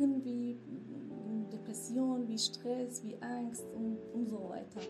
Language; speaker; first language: German; non-native, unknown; Kurdish